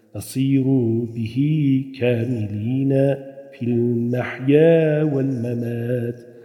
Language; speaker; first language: Arabic; non-native, fluent; Turkish